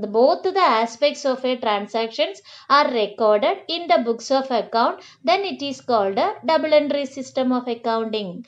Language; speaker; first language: English; non-native, local second language; Malayalam